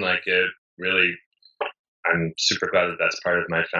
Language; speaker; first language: English; native; English